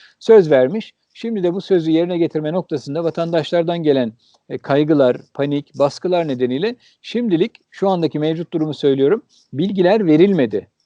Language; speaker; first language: Turkish; early bilingual, heritage; Turkish